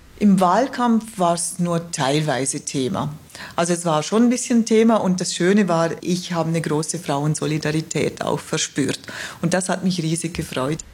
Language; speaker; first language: German; native; German